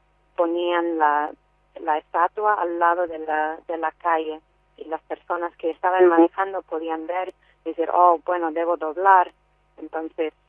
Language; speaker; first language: Spanish; non-native, fluent; English